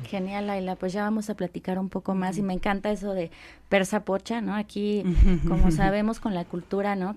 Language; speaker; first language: Spanish; native; Spanish